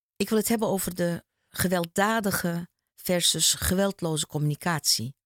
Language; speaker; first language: Dutch; early bilingual, other home language; Turkish